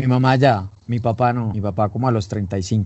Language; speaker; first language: Spanish; native; Spanish